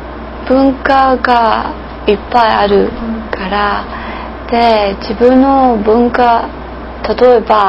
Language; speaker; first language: Japanese; non-native, learner; English